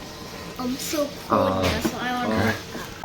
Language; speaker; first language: English; early bilingual, other home language; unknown